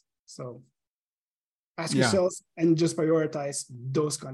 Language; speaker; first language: English; non-native, fluent; Slovenian